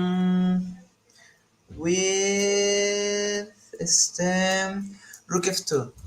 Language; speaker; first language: English; non-native, learner; Spanish